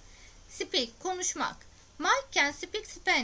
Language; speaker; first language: English; non-native, fluent; Turkish